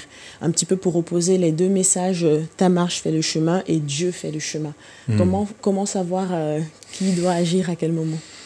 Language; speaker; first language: French; native; French